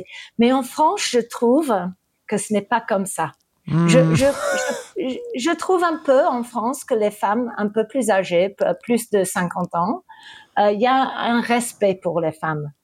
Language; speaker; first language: French; early bilingual, heritage; English